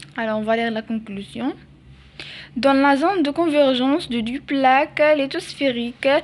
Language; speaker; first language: French; non-native, local second language; Arabic